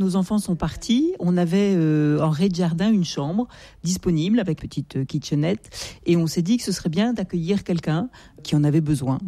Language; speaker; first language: French; native; French